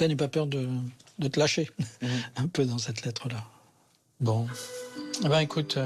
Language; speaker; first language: French; native; French